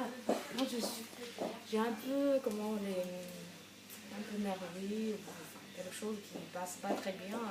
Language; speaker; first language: French; non-native, learner; Chinese